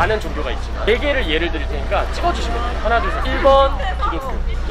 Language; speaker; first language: Korean; native; Korean